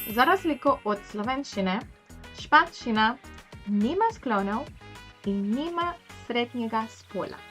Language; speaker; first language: Slovenian; non-native, fluent; Spanish